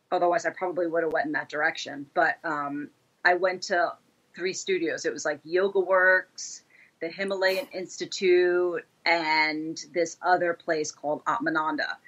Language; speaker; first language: English; native; English